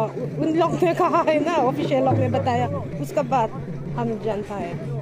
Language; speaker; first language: Hindi; non-native, local second language; Mizo